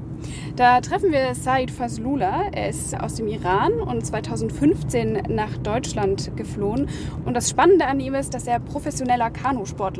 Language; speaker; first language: German; native; German